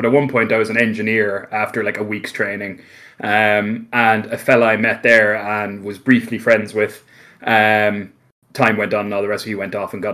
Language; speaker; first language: English; native; English